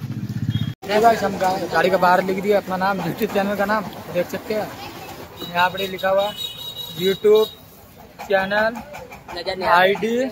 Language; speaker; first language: Hindi; non-native, local second language; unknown